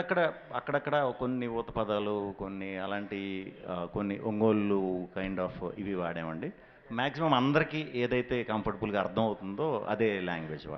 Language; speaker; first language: Telugu; native; Telugu